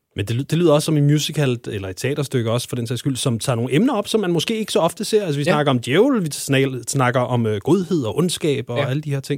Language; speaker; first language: Danish; native; Danish